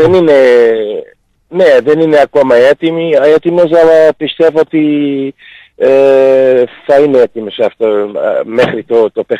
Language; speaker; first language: Greek; non-native, fluent; Portuguese